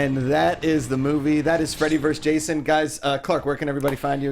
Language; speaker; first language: English; native; English